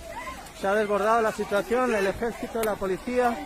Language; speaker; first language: Spanish; native; Spanish